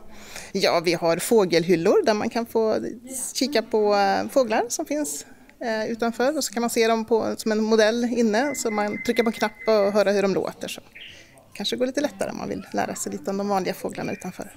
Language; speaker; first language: Swedish; native; Swedish